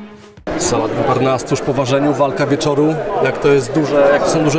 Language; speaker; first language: Polish; native; Polish